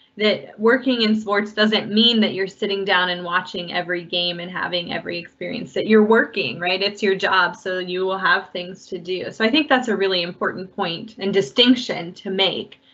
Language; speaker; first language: English; native; English